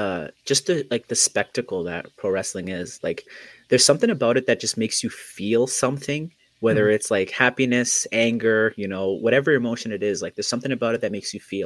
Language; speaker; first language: English; native; English